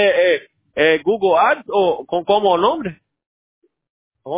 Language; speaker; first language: Spanish; non-native, learner; Portuguese